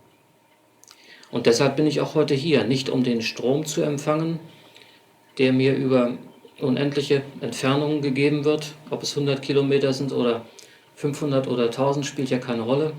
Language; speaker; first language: German; native; German